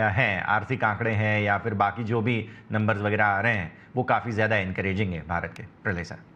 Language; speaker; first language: Hindi; non-native, local second language; Gujarati